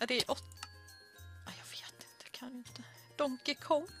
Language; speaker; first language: Swedish; native; Swedish